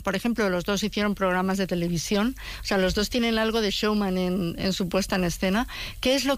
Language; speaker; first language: Spanish; native; Spanish